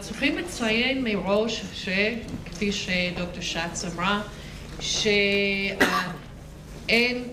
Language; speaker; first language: Hebrew; non-native, fluent; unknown